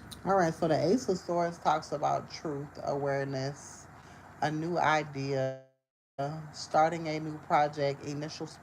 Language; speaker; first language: English; native; English